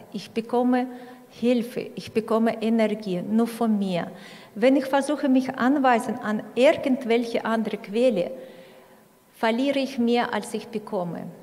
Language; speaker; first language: German; non-native, fluent; Russian